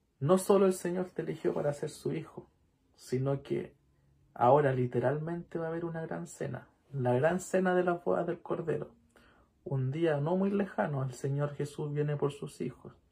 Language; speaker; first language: Spanish; native; Spanish